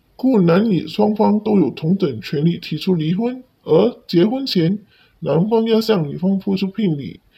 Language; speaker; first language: Chinese; non-native, local second language; Cantonese